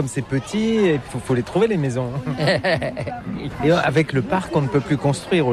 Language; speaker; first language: French; native; French